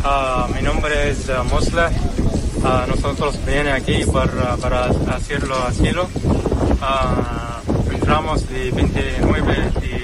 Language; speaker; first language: Spanish; non-native, learner; Arabic